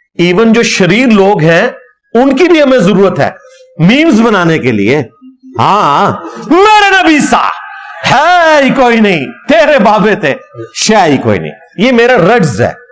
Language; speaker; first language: Urdu; non-native, local second language; Punjabi